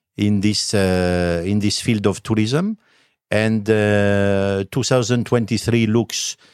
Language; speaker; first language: English; non-native, fluent; French